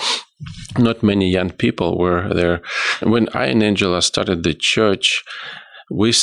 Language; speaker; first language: English; non-native, fluent; Ukrainian